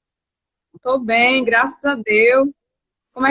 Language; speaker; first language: Portuguese; native; Portuguese